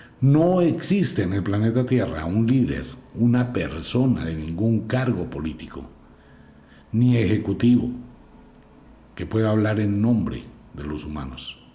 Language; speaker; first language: Spanish; native; Spanish